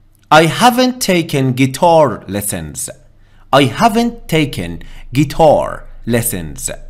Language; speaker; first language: English; non-native, fluent; Persian